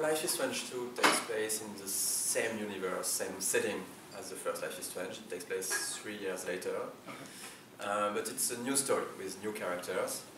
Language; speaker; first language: English; non-native, fluent; French